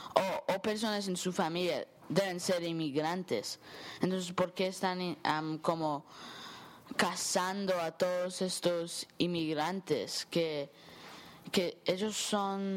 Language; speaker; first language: Spanish; early bilingual, heritage; Spanish